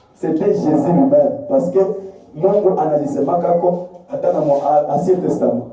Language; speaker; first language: French; non-native, local second language; Swahili